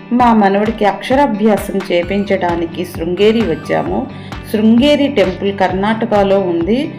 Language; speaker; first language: Telugu; native; Telugu